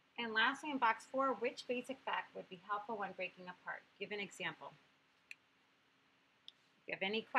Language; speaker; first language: English; native; English